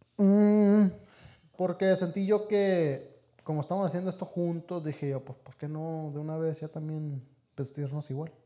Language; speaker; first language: Spanish; early bilingual, heritage; Spanish